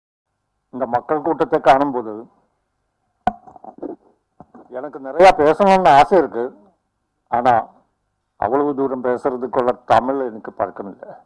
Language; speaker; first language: Tamil; non-native, fluent; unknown